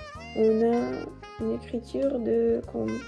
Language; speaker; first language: French; non-native, learner; Russian